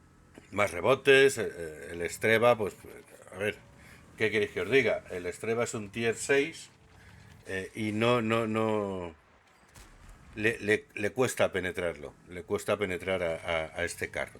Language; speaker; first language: Spanish; native; Spanish